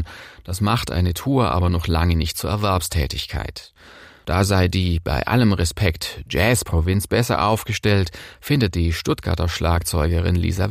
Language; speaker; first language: German; native; German